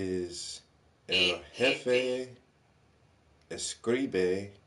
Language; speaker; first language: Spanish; non-native, learner; English